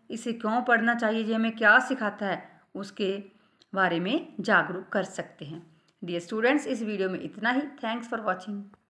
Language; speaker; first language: Hindi; non-native, local second language; Punjabi